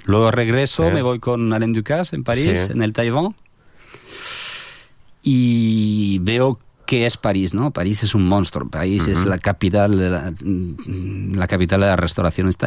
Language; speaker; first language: Spanish; non-native, fluent; French